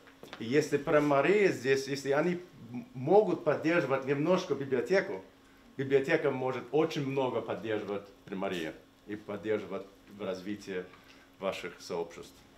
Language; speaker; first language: Russian; non-native, fluent; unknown